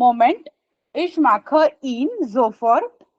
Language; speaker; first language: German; non-native, fluent; Hindi